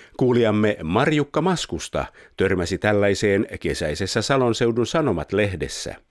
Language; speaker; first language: Finnish; native; Finnish